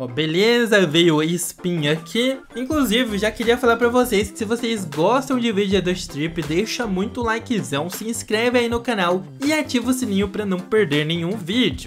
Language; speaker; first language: Portuguese; native; Portuguese